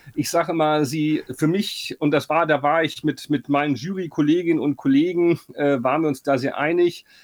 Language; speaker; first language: German; native; German